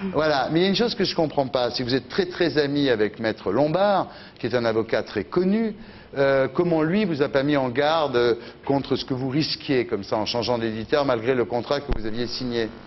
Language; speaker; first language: French; native; French